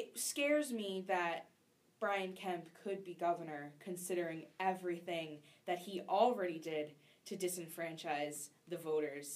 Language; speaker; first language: English; native; English